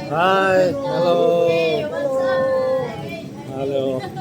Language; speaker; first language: English; non-native, learner; Turkish